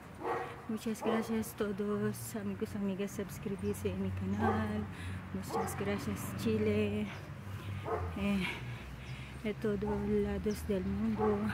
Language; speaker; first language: Spanish; non-native, learner; Filipino